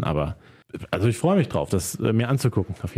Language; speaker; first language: German; native; German